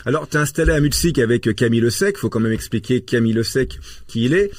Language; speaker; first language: French; native; French